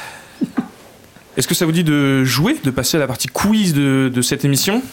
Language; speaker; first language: French; native; French